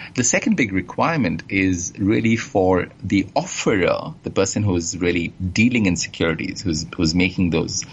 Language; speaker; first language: English; non-native, local second language; Bangla